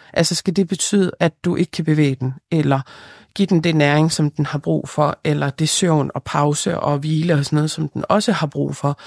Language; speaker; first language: Danish; early bilingual, other home language; Lithuanian